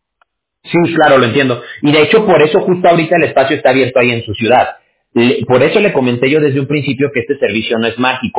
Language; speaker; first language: Spanish; native; Spanish